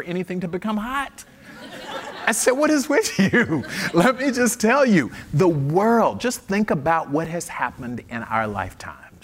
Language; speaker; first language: English; native; English